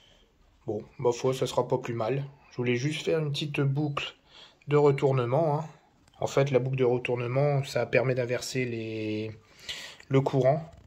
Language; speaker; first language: French; native; French